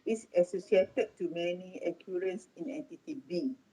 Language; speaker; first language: English; non-native, local second language; Malay